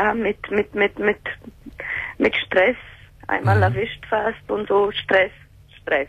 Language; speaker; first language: German; early bilingual, other home language; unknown